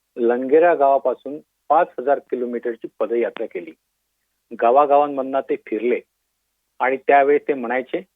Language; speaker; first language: Marathi; native; Marathi